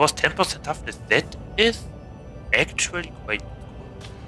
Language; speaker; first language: English; non-native, fluent; German